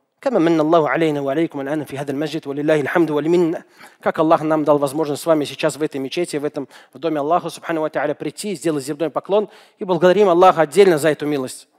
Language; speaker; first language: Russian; native; Russian